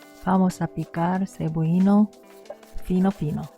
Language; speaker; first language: Spanish; non-native, learner; Korean